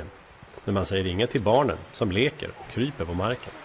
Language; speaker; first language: Swedish; native; Swedish